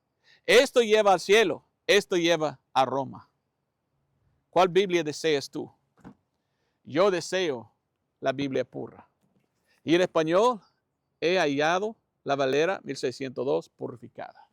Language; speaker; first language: Spanish; non-native, fluent; English